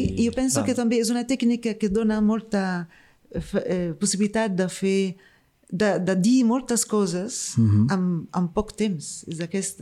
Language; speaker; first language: Catalan; non-native, fluent; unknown